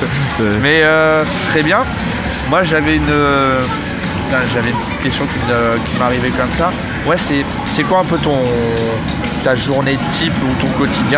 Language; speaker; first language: French; native; French